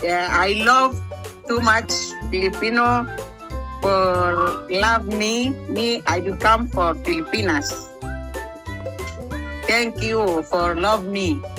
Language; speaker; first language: English; non-native, learner; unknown